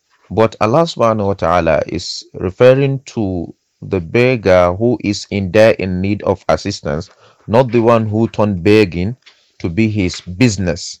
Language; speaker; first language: English; non-native, local second language; Hausa